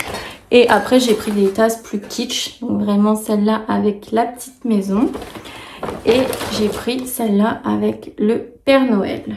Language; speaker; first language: French; native; French